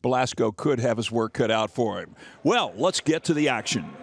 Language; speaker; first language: English; native; English